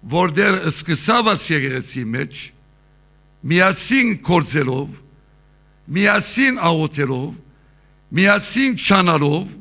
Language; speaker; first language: Armenian; early bilingual, heritage; Armenian